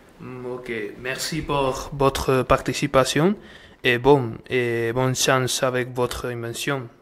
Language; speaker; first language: French; non-native, learner; Spanish